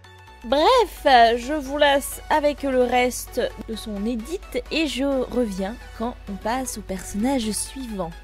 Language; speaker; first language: French; native; French